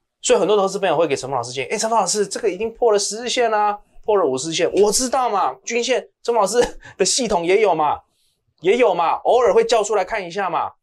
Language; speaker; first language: Chinese; native; Chinese